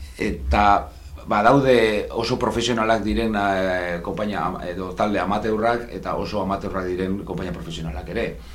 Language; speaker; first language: Basque; non-native, local second language; Spanish